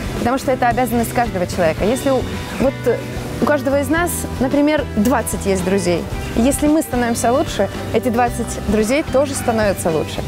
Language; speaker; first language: Russian; native; Russian